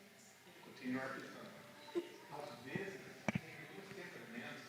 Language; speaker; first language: Portuguese; non-native, fluent; English